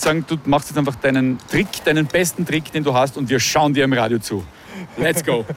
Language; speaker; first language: German; native; German